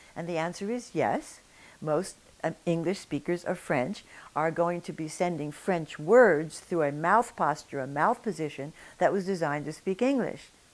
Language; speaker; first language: English; native; English